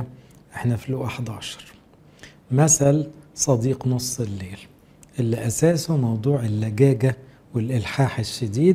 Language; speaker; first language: Arabic; native; Arabic